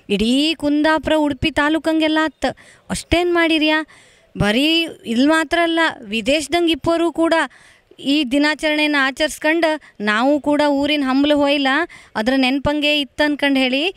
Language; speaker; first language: Kannada; native; Kannada